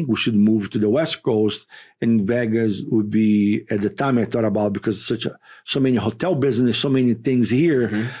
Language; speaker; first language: English; non-native, fluent; Portuguese